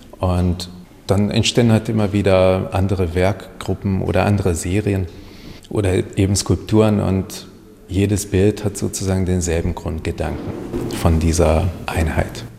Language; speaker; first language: German; non-native, fluent; Hungarian